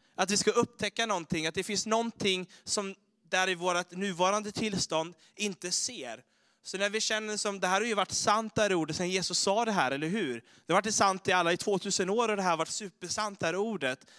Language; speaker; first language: Swedish; native; Swedish